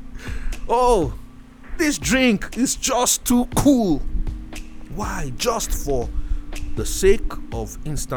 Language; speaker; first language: English; non-native, local second language; Yoruba